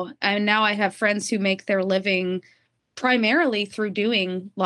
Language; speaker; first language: English; native; English